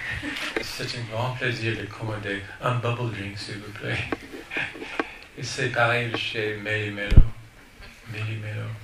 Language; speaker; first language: French; non-native, fluent; English